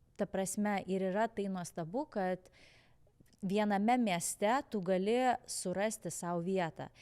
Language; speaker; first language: Lithuanian; native; Lithuanian